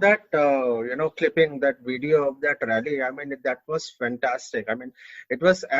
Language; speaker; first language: English; non-native, local second language; Hindi